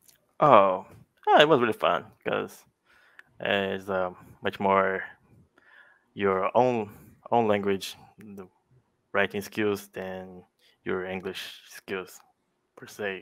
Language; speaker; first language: English; non-native, fluent; Portuguese